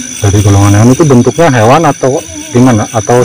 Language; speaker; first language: Indonesian; native; Indonesian